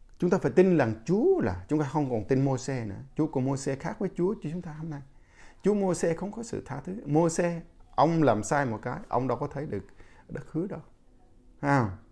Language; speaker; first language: Vietnamese; non-native, local second language; Jarai